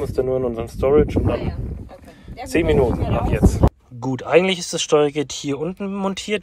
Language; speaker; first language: German; native; German